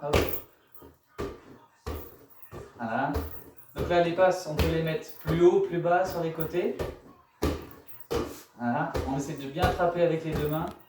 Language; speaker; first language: French; native; French